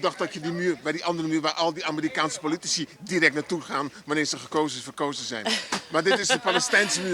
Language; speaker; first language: Dutch; native; Dutch